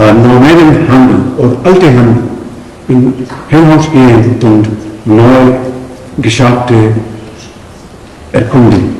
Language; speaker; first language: German; non-native, learner; Punjabi